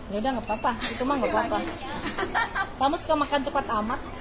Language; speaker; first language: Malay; non-native, local second language; Javanese